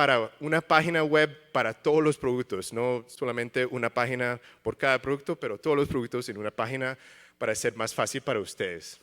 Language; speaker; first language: Spanish; early bilingual, heritage; English